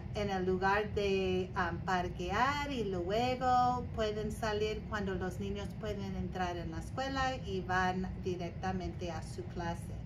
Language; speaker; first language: Spanish; non-native, learner; English